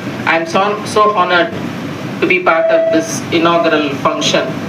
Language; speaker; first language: English; non-native, local second language; Tamil